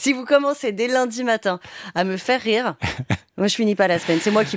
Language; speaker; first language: French; native; French